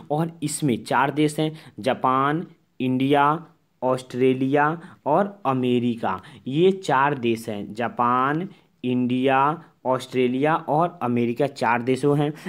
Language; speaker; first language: Hindi; native; Hindi